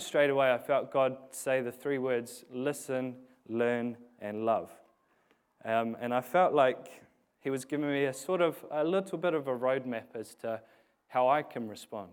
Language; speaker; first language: English; native; English